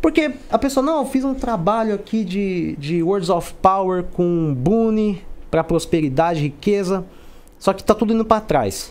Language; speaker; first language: Portuguese; native; Portuguese